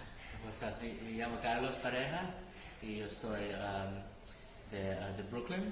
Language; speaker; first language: Spanish; early bilingual, other home language; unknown